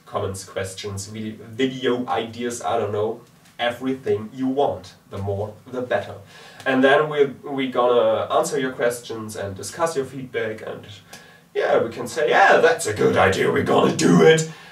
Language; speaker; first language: English; non-native, fluent; German